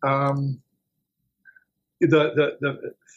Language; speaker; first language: English; native; English